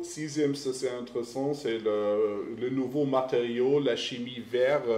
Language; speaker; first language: French; non-native, fluent; German